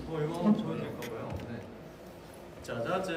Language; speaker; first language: Korean; native; Korean